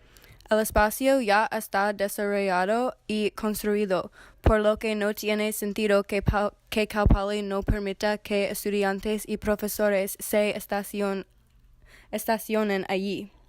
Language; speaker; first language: Spanish; non-native, learner; English